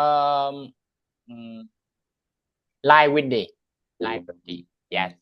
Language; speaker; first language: English; non-native, learner; Vietnamese